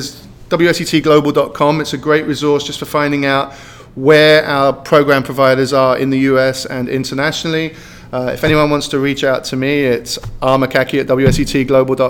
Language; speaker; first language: English; native; English